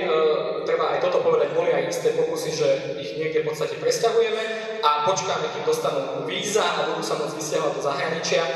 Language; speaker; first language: Slovak; native; Slovak